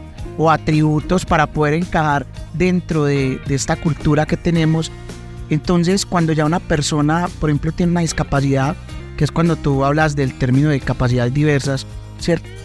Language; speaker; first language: Spanish; native; Spanish